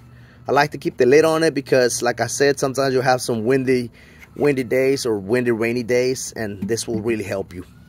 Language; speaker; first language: English; native; English